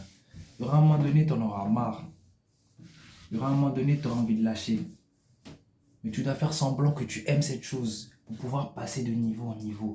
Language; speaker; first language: French; native; French